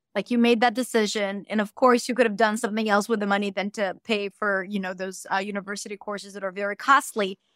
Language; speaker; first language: English; non-native, fluent; Vietnamese